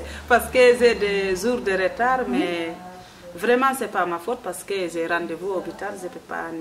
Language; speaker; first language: French; non-native, learner; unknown